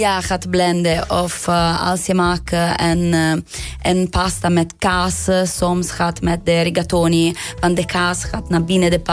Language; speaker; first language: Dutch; non-native, learner; Italian